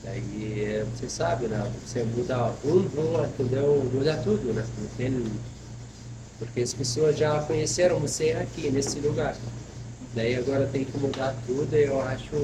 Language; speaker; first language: Portuguese; non-native, fluent; Arabic